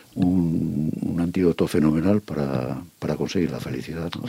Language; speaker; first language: Spanish; native; Spanish